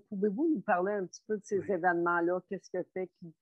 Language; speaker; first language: French; native; French